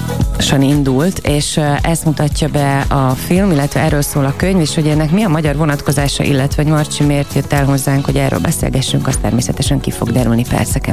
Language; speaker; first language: Hungarian; native; Hungarian